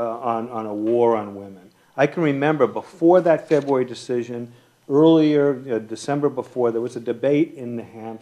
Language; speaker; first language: English; native; English